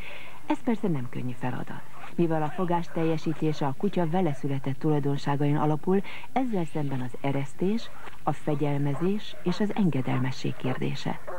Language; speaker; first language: Hungarian; native; Hungarian